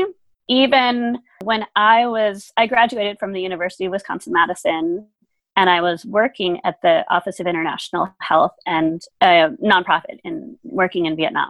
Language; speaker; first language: English; early bilingual, other home language; German